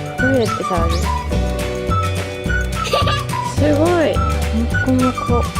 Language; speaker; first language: Japanese; native; Japanese